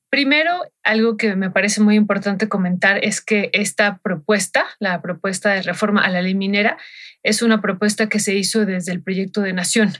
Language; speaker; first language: Spanish; native; Spanish